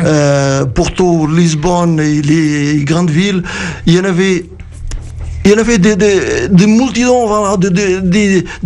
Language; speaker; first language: French; non-native, fluent; Portuguese